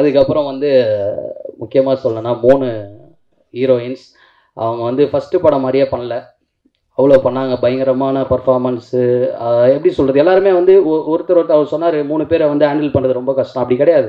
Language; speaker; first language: Tamil; native; Tamil